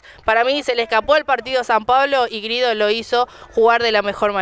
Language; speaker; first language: Spanish; native; Spanish